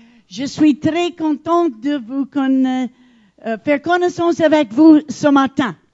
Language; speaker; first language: French; non-native, learner; English